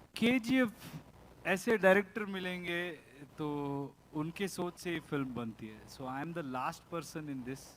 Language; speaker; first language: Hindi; non-native, local second language; Kannada